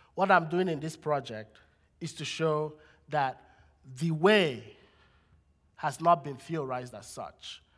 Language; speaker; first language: English; non-native, local second language; Igbo